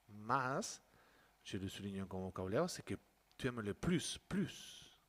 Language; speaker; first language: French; non-native, fluent; Spanish